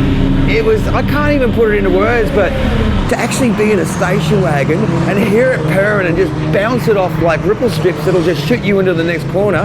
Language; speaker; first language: English; native; English